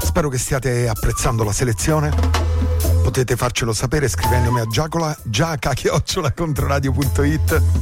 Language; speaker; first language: Italian; native; Italian